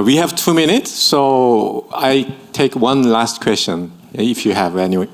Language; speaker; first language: English; non-native, fluent; Korean